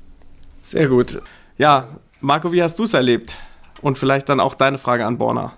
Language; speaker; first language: German; native; German